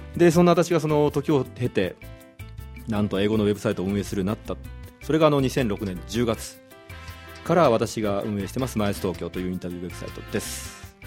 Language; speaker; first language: Japanese; native; Japanese